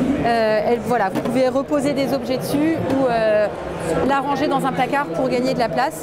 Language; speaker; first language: French; native; French